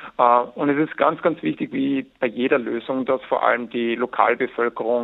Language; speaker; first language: German; native; German